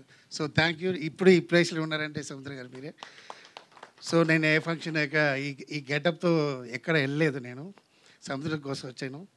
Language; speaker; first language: Telugu; non-native, learner; Tamil